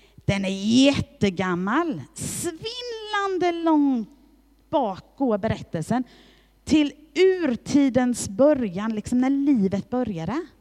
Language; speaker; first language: Swedish; native; Swedish